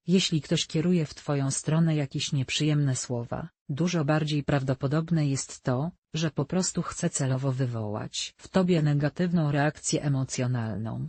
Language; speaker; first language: Polish; native; Polish